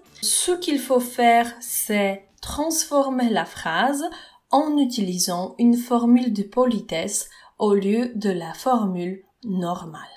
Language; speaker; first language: French; non-native, fluent; Polish